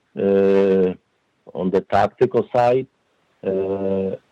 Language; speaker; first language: English; non-native, fluent; Polish